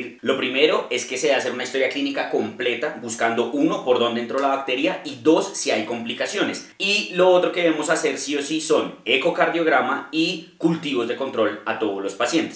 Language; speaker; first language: Spanish; native; Spanish